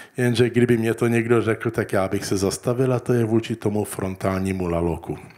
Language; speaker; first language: Czech; early bilingual, heritage; Czech